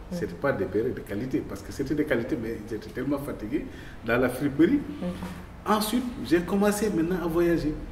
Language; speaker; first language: French; non-native, local second language; Wolof